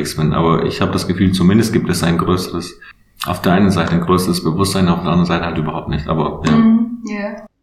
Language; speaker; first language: German; non-native, fluent; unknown